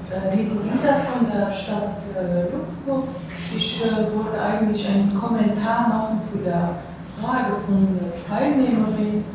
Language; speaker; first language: German; non-native, local second language; Luxembourgish